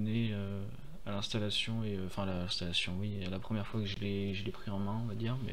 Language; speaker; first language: French; native; French